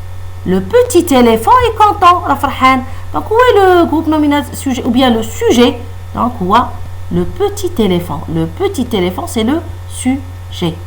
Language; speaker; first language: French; non-native, local second language; Arabic